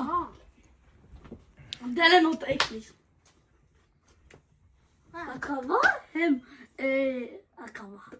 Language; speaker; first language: Swedish; early bilingual, other home language; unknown